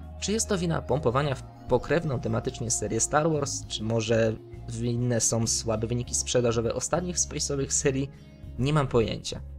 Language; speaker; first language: Polish; native; Polish